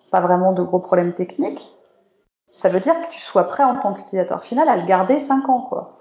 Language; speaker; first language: French; native; French